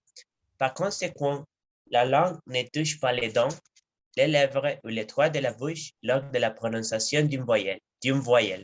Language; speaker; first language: French; non-native, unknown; Spanish